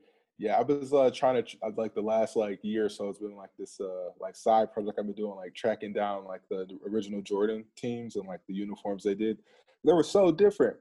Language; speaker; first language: English; native; English